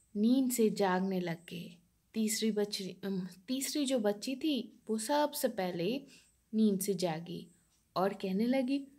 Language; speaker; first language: Hindi; non-native, local second language; Bangla